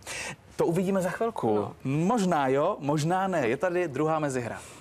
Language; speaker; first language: Czech; native; Czech